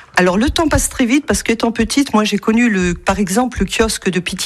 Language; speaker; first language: French; native; French